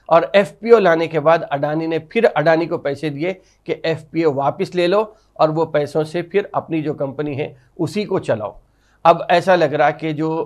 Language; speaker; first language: Hindi; non-native, local second language; Urdu